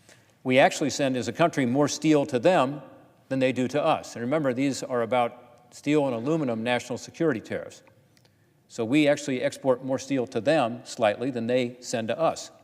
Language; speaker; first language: English; native; English